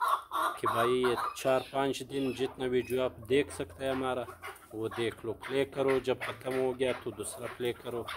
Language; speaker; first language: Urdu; non-native, local second language; Pashto